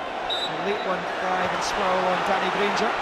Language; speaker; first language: English; native; English